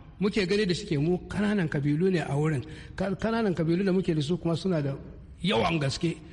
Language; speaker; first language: Hausa; non-native, local second language; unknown